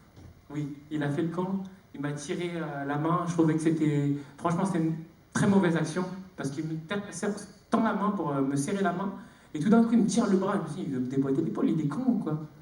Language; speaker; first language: French; native; French